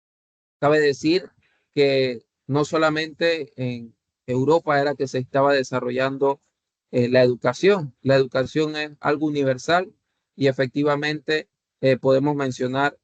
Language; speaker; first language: Spanish; native; Spanish